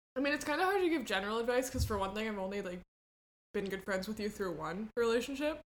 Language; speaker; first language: English; early bilingual, other home language; Spanish